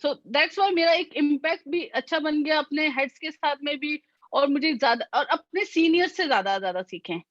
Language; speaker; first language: Urdu; native; Urdu